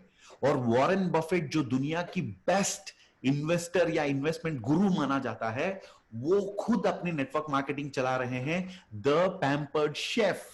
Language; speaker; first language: Hindi; native; Hindi